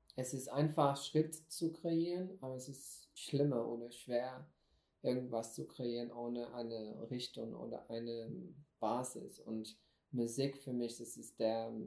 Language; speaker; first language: German; non-native, fluent; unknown